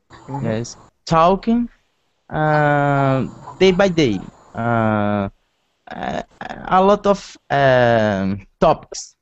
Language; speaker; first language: English; non-native, learner; Portuguese